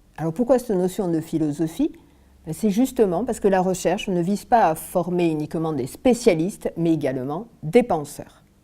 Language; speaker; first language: French; native; French